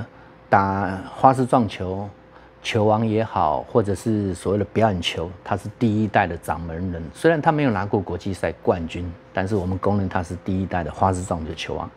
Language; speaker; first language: Chinese; native; Chinese